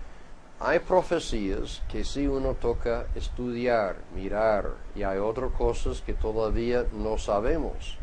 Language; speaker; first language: Spanish; non-native, fluent; English